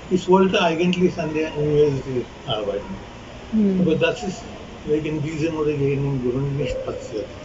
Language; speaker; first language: German; non-native, fluent; Marathi